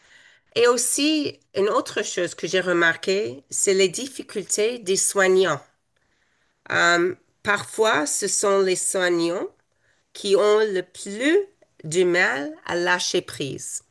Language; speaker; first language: French; non-native, fluent; English